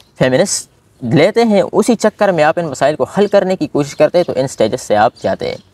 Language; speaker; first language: Urdu; non-native, local second language; Pashto